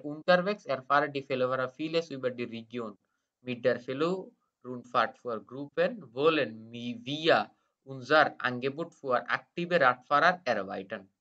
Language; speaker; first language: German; non-native, fluent; Bangla